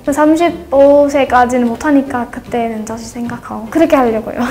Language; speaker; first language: Korean; non-native, fluent; English